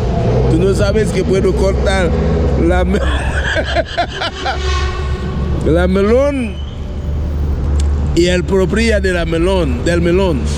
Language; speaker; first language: Spanish; non-native, learner; Haitian Creole